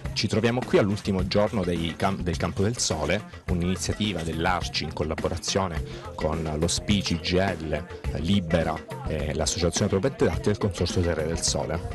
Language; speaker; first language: Italian; native; Italian